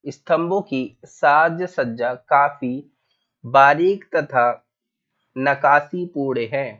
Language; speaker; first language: Hindi; native; Hindi